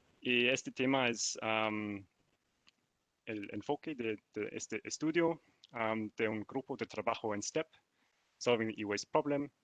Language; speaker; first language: Spanish; non-native, learner; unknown